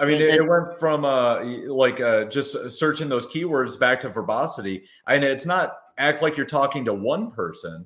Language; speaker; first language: English; native; English